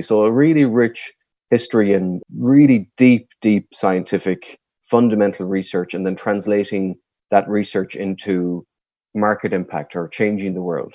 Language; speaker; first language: English; native; English